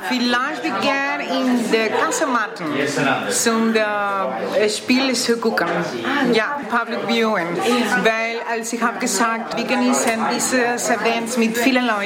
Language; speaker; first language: German; non-native, learner; Spanish